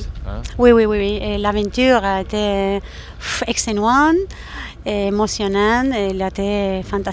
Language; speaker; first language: French; non-native, learner; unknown